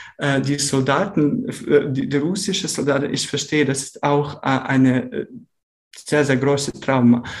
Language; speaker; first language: German; non-native, learner; Ukrainian